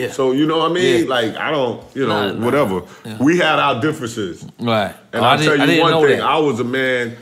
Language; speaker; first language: English; native; English